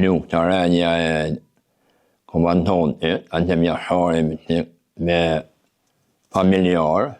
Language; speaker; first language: Albanian; native; Albanian